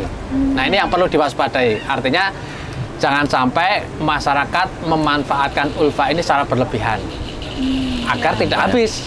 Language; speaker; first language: Indonesian; native; Indonesian